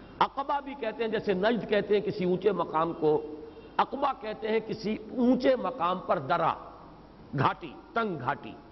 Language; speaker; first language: Urdu; native; Urdu